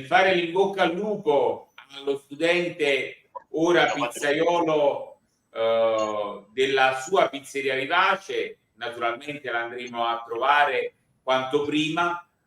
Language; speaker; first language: Italian; native; Italian